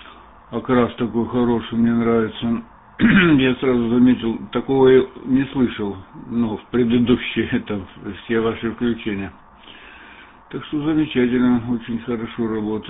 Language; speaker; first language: Russian; native; Russian